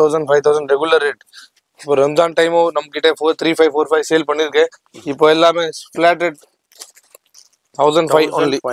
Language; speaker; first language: Tamil; non-native, local second language; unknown